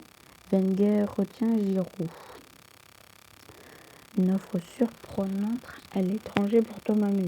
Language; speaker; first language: French; native; French